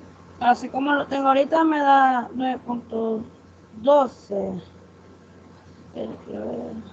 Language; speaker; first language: Spanish; native; Spanish